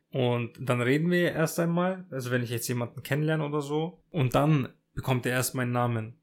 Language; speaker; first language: German; early bilingual, other home language; Turkish